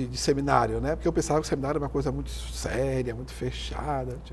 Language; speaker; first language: Portuguese; native; Portuguese